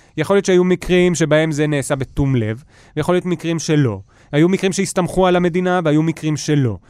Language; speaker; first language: Hebrew; native; Hebrew